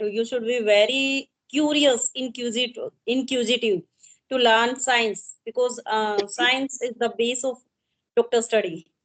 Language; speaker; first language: English; non-native, local second language; Hindi